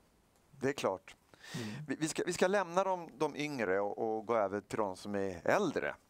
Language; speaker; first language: Swedish; native; Swedish